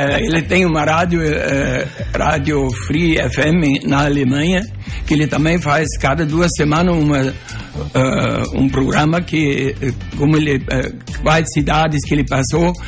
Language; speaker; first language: Portuguese; non-native, local second language; German